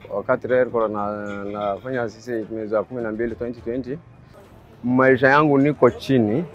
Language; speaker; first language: Swahili; non-native, local second language; Somali